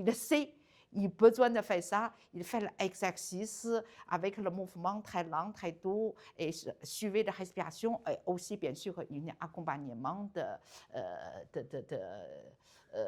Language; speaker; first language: French; non-native, learner; Chinese